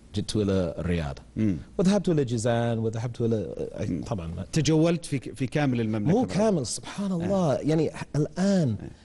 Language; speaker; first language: Arabic; non-native, fluent; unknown